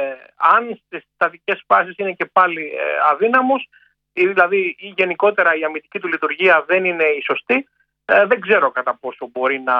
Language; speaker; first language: Greek; native; Greek